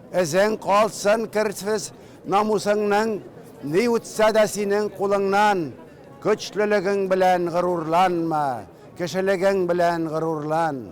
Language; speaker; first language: Tatar; native; Tatar